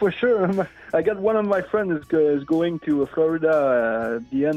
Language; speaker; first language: English; non-native, learner; Innu-aimun